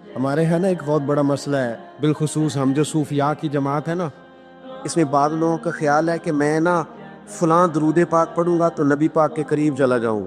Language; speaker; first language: Urdu; non-native, local second language; Punjabi